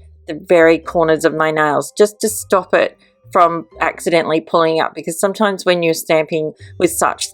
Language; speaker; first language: English; native; English